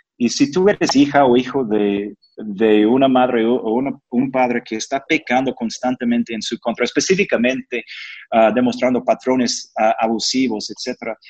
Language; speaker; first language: Spanish; non-native, fluent; English